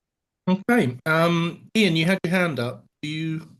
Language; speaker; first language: English; native; English